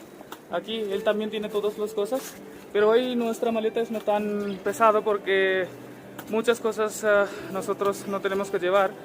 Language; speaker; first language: Spanish; non-native, learner; Hindi